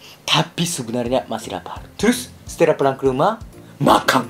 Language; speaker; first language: Indonesian; non-native, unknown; Japanese